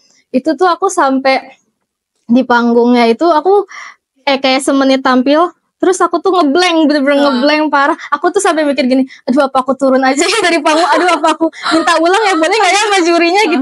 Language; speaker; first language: Indonesian; native; Indonesian